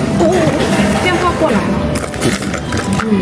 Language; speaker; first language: Chinese; non-native, learner; Thai